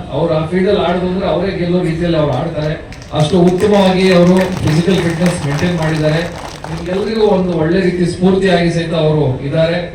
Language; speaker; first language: Kannada; native; Kannada